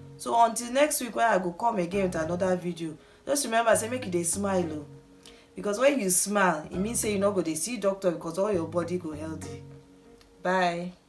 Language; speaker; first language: Nigerian Pidgin; non-native, local second language; Yoruba